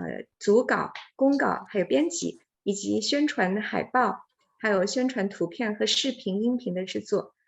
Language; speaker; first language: Chinese; native; Chinese